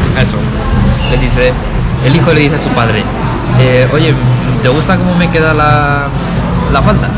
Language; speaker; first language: Spanish; native; Spanish